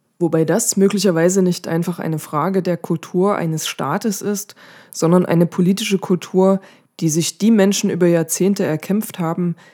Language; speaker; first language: German; native; German